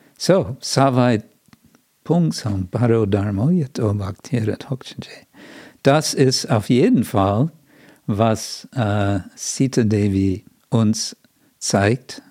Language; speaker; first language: German; non-native, fluent; English